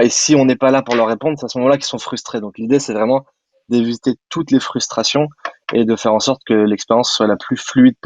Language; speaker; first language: French; native; French